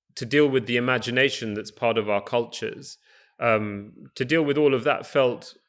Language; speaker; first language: English; native; English